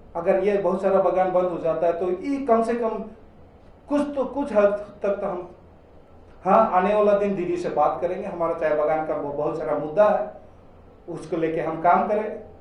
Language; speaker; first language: Hindi; non-native, local second language; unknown